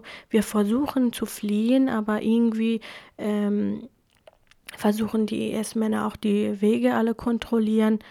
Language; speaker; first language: German; non-native, fluent; Kurdish